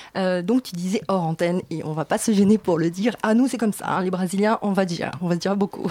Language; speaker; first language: French; native; French